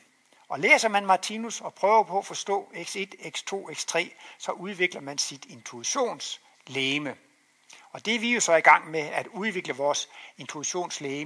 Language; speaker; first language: Danish; native; Danish